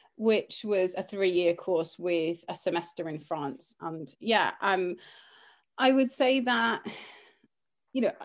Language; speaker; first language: English; early bilingual, other home language; Greek